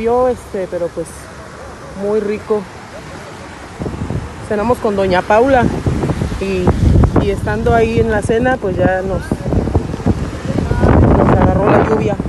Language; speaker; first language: Spanish; native; Spanish